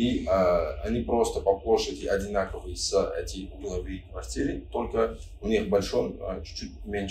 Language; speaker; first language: Russian; non-native, fluent; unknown